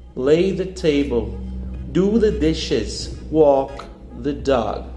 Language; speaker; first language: English; non-native, fluent; Portuguese